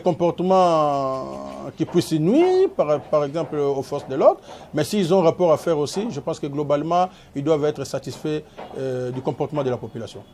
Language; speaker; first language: French; non-native, local second language; Lingala